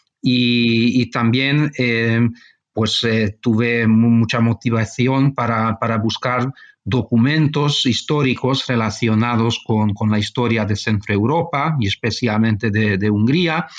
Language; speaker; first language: Spanish; non-native, fluent; Hungarian